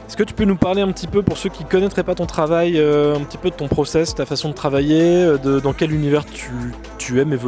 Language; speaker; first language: French; native; French